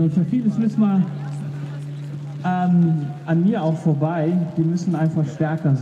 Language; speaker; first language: German; native; German